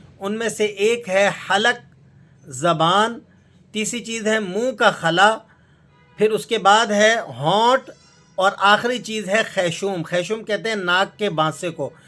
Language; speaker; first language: Urdu; native; Urdu